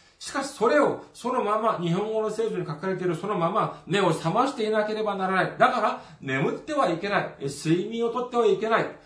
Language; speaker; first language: Japanese; non-native, fluent; Korean